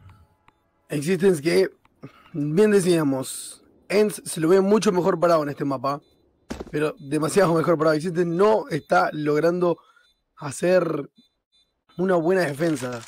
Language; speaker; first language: Spanish; native; Spanish